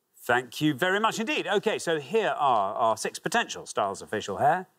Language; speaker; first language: English; native; English